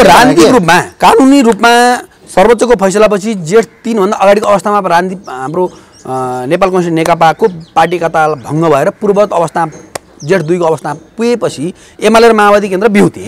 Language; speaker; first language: Nepali; native; Nepali